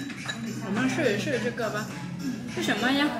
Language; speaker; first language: Chinese; non-native, fluent; Vietnamese